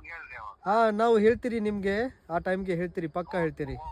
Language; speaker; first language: Kannada; non-native, learner; Marathi